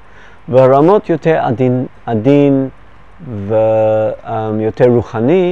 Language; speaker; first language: Hebrew; non-native, fluent; English